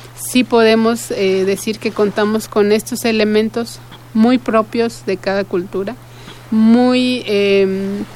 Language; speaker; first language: Spanish; native; Spanish